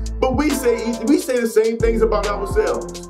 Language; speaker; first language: English; native; English